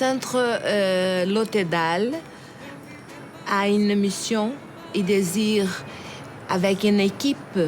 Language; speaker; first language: French; non-native, fluent; Portuguese